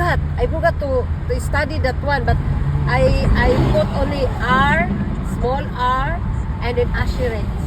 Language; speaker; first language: English; non-native, local second language; Cebuano